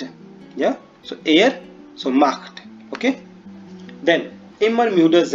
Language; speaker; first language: German; non-native, fluent; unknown